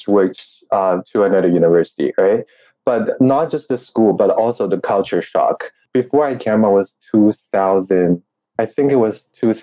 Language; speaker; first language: English; non-native, fluent; Chinese